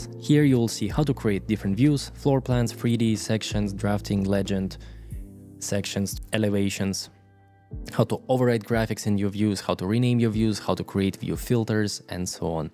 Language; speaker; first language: English; non-native, fluent; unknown